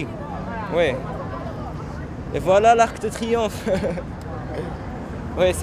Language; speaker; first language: French; non-native, local second language; Arabic